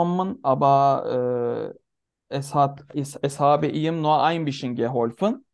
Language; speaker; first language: German; non-native, learner; Turkish